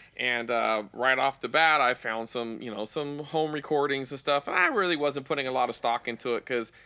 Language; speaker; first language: English; native; English